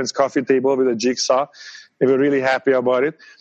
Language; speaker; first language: English; non-native, fluent; Hungarian